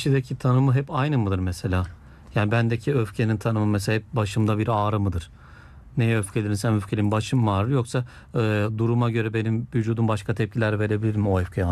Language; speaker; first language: Turkish; native; Turkish